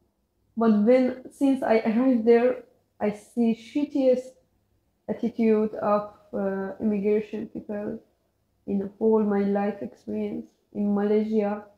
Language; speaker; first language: English; non-native, learner; Persian